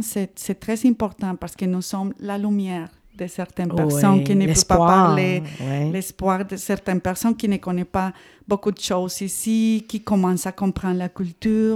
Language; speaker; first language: French; non-native, fluent; Spanish